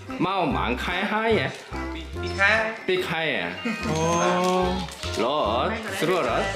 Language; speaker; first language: Korean; native; Korean